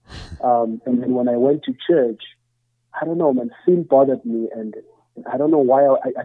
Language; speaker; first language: English; non-native, local second language; Zulu